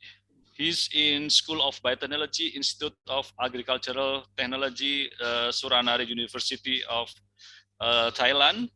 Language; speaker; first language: English; non-native, fluent; Indonesian